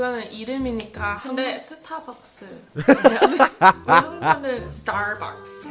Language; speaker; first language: Korean; early bilingual, heritage; English